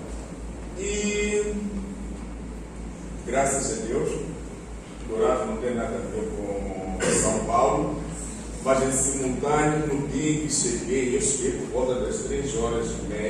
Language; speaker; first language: Portuguese; non-native, local second language; Tsonga